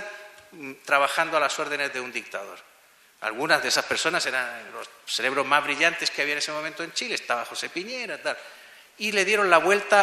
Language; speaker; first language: Spanish; native; Spanish